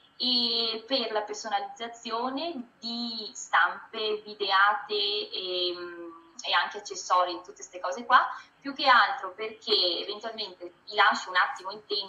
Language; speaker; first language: Italian; native; Italian